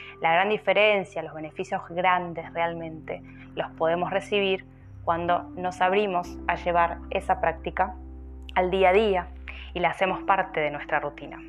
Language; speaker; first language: Spanish; native; Spanish